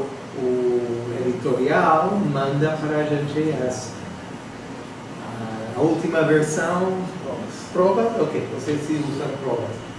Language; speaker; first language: Portuguese; non-native, fluent; English